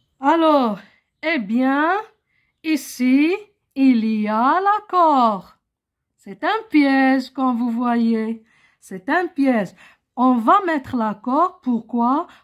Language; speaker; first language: French; non-native, local second language; Arabic